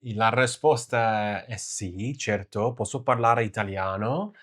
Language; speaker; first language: Italian; non-native, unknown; English